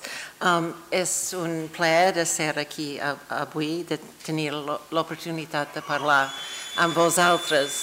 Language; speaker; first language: Catalan; non-native, fluent; English